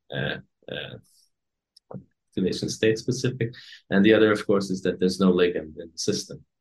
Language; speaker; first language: English; non-native, fluent; Hungarian